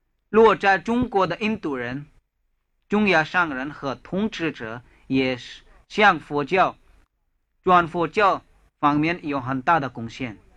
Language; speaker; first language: Chinese; non-native, fluent; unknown